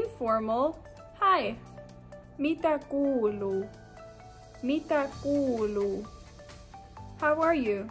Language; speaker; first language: Finnish; non-native, learner; English